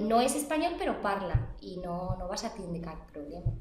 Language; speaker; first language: Catalan; non-native, local second language; Spanish